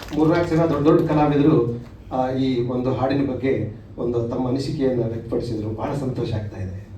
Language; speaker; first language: Kannada; native; Kannada